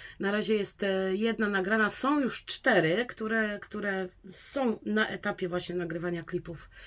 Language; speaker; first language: Polish; native; Polish